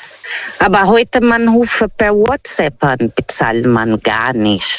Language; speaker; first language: German; non-native, fluent; Portuguese